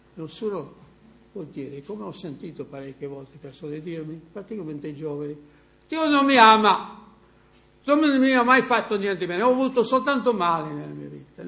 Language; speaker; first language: Italian; non-native, fluent; English